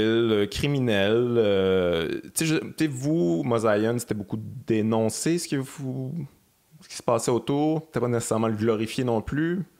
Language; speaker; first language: French; native; French